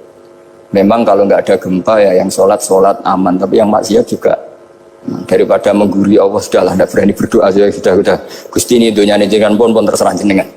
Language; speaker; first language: Indonesian; non-native, local second language; Javanese